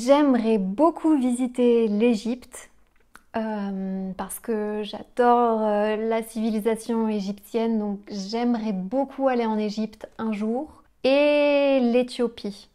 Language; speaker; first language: French; native; French